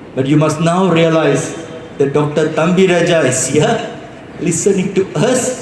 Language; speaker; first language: English; non-native, local second language; Tamil